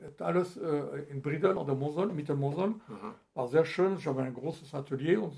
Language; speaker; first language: German; non-native, fluent; French